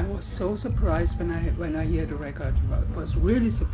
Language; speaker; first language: English; non-native, learner; German